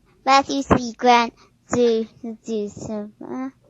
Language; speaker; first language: Chinese; non-native, learner; English